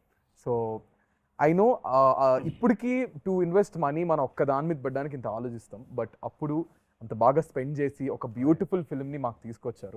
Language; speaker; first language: Telugu; native; Telugu